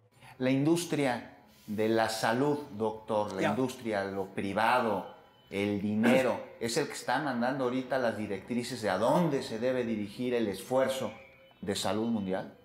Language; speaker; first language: Spanish; native; Spanish